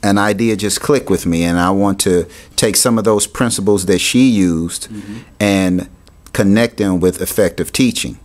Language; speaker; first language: English; native; English